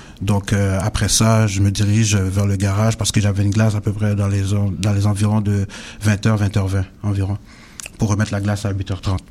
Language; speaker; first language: French; native; French